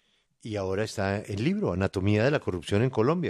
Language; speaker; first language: Spanish; native; Spanish